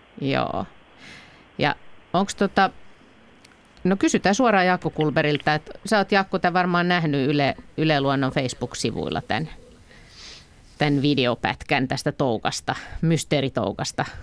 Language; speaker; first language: Finnish; native; Finnish